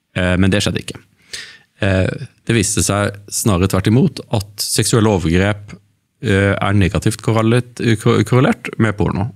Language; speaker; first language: Norwegian; native; Norwegian